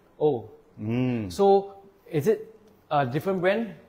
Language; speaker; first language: English; non-native, local second language; Chinese